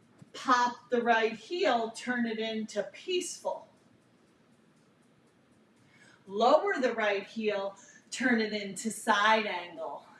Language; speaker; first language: English; native; English